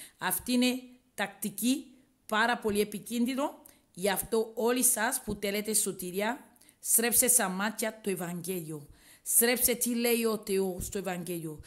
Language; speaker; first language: Greek; non-native, learner; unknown